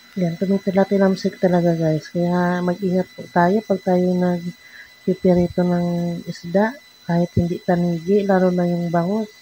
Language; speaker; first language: Filipino; non-native, local second language; Cebuano